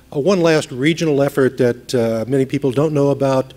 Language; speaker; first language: English; native; English